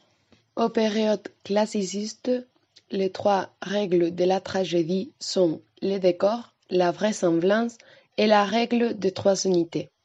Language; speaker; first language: French; non-native, learner; Spanish